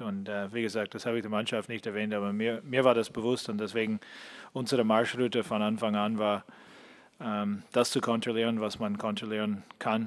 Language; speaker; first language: German; non-native, fluent; English